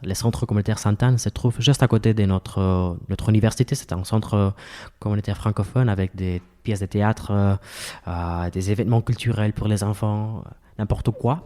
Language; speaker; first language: French; non-native, fluent; Spanish